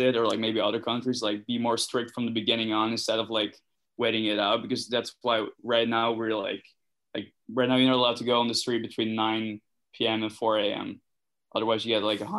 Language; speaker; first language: English; non-native, fluent; Dutch